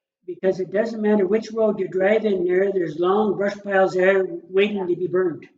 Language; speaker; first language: English; native; English